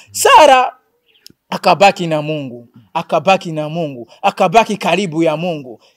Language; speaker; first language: Swahili; non-native, local second language; Rundi